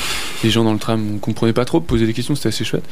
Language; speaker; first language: French; native; French